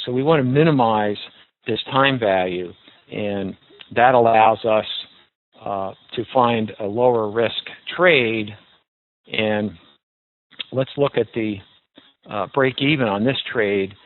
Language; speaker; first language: English; native; English